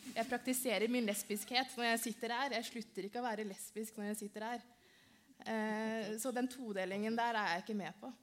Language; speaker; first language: Norwegian; early bilingual, other home language; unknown